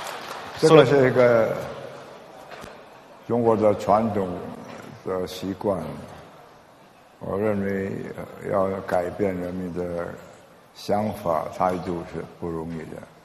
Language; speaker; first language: Chinese; non-native, local second language; English